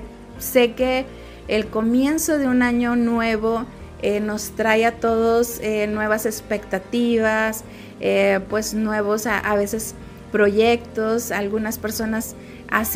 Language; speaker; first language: Spanish; native; Spanish